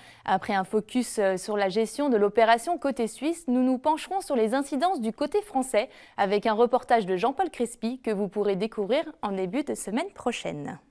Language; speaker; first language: French; native; French